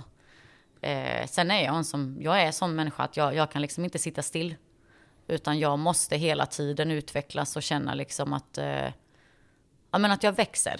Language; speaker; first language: Swedish; early bilingual, other home language; Bosnian